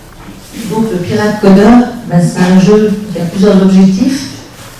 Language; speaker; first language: French; native; French